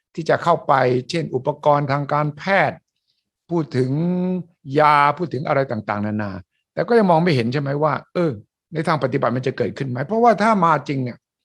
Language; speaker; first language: Thai; native; Thai